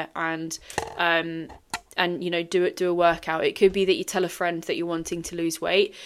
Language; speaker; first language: English; native; English